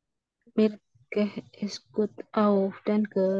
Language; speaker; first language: German; non-native, learner; Indonesian